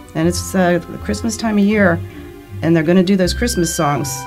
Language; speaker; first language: English; native; English